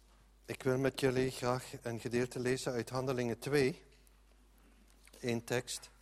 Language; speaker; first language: Dutch; native; Dutch